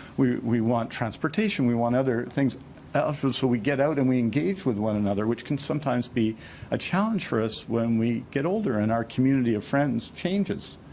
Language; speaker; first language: English; native; English